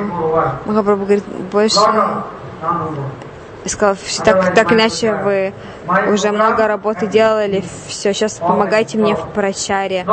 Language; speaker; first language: Russian; non-native, learner; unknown